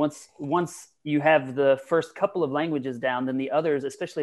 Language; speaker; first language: English; native; English